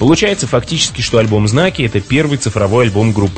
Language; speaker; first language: Russian; native; Russian